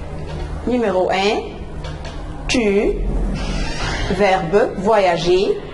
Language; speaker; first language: French; non-native, fluent; Arabic